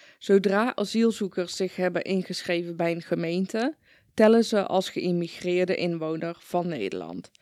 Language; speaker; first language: Dutch; early bilingual, other home language; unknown